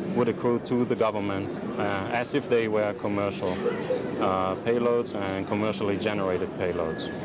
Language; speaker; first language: English; non-native, fluent; German